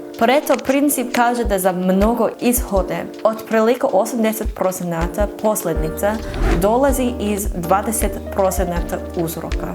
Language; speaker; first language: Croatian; non-native, learner; English